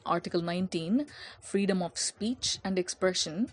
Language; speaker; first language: English; non-native, local second language; Tamil